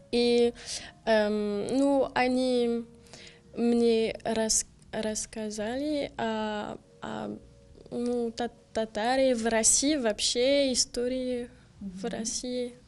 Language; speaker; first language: Russian; non-native, fluent; French